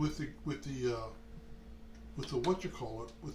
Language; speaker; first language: English; native; English